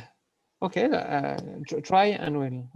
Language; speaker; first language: English; non-native, learner; French